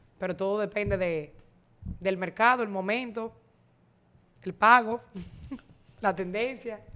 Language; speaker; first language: Spanish; native; Spanish